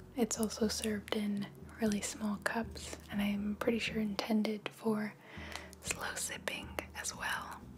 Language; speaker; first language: English; native; English